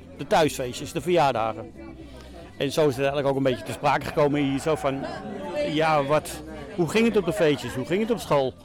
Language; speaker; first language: Dutch; native; Dutch